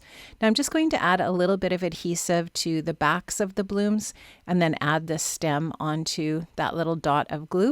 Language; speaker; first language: English; native; English